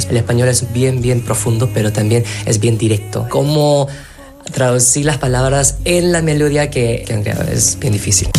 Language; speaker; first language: Spanish; non-native, fluent; Korean